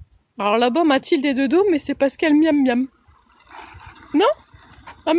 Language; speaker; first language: French; native; French